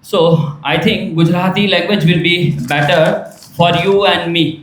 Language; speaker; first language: English; non-native, local second language; Gujarati